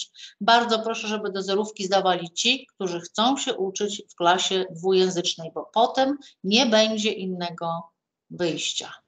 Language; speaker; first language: Polish; native; Polish